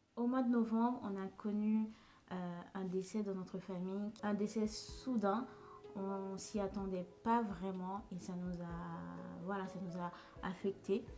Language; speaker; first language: French; non-native, local second language; Haitian Creole